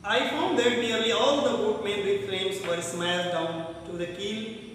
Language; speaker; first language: English; non-native, local second language; Hindi